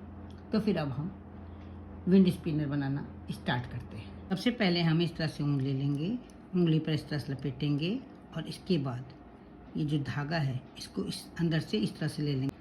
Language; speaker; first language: Hindi; native; Hindi